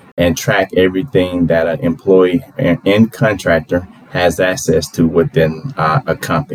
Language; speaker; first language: English; native; English